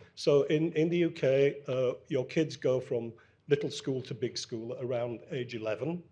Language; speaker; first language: English; native; English